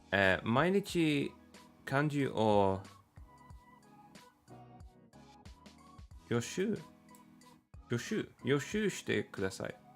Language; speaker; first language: Japanese; non-native, learner; English